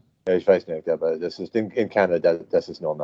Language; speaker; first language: German; non-native, learner; English